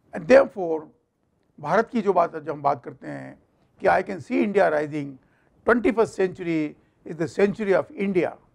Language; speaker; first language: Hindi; non-native, local second language; Marathi